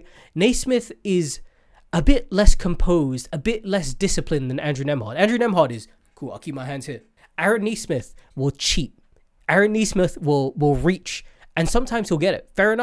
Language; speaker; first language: English; native; English